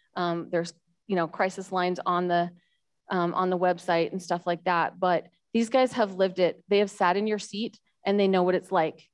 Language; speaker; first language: English; native; English